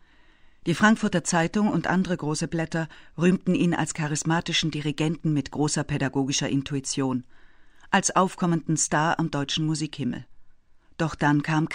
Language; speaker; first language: German; native; German